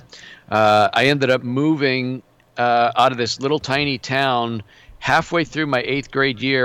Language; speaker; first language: English; native; English